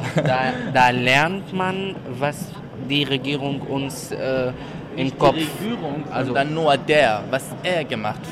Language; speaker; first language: German; non-native, learner; Arabic